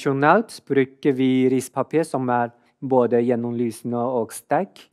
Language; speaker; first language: Norwegian; non-native, fluent; Chinese